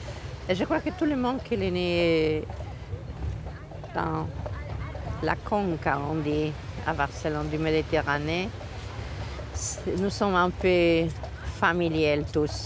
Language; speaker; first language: French; non-native, fluent; Spanish